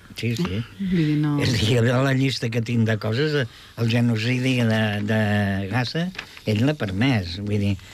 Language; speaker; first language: Catalan; native; Catalan